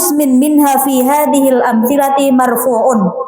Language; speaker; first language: Arabic; non-native, learner; Indonesian